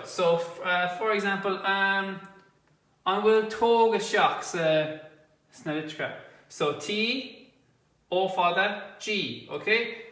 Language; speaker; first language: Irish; non-native, local second language; English